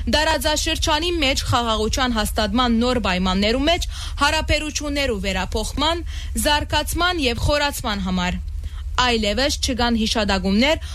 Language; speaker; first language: Armenian; early bilingual, heritage; Armenian